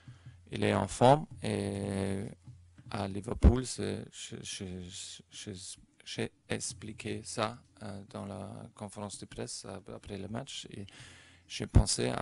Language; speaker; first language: French; non-native, learner; German